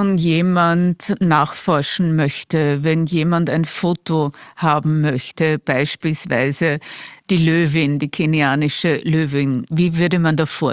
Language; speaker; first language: German; native; German